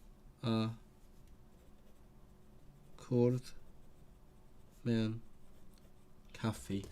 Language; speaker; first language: Welsh; non-native, learner; Cantonese